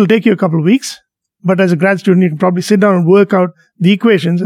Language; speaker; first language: English; non-native, local second language; Tamil